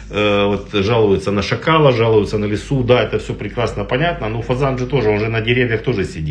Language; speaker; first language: Russian; native; Russian